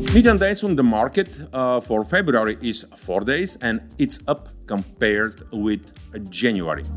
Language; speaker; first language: English; non-native, fluent; Bulgarian